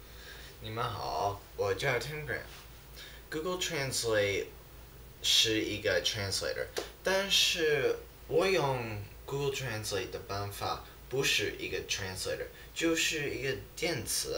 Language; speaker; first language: Chinese; non-native, learner; English